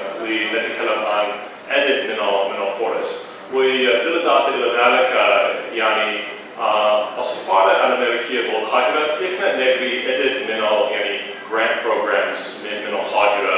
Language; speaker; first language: Arabic; non-native, learner; English